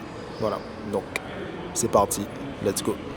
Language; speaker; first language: French; native; French